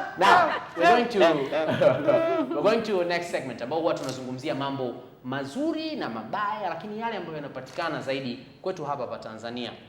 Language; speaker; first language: Swahili; native; Swahili